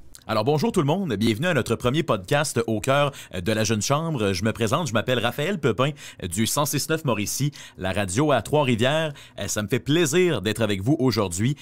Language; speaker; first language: French; native; French